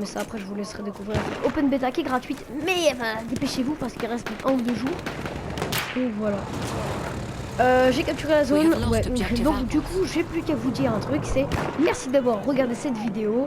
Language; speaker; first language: French; native; French